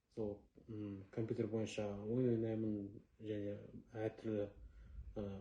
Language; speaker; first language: Kazakh; non-native, local second language; Russian